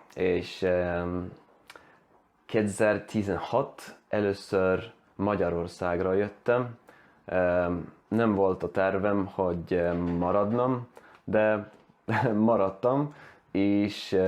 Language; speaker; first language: Hungarian; non-native, learner; Swedish